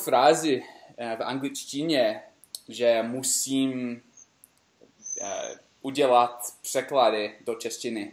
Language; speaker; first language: Czech; non-native, learner; English